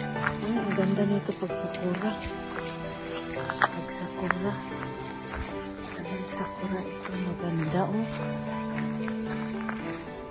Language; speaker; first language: Filipino; non-native, local second language; Cebuano